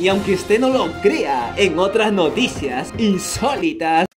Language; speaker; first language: Spanish; native; Spanish